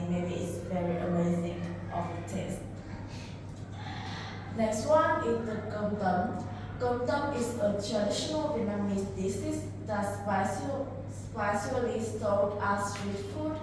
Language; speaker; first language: English; non-native, learner; Vietnamese